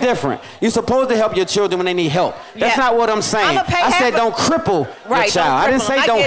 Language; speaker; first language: English; native; English